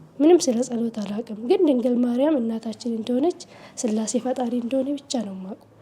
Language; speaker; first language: Amharic; non-native, local second language; Oromo